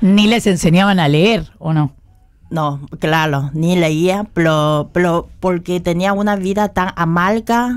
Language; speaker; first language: Spanish; non-native, fluent; Chinese